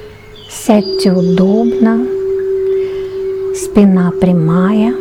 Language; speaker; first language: Russian; native; Russian